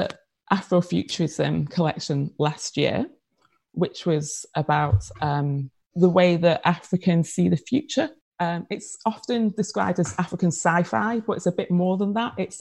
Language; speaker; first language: English; native; English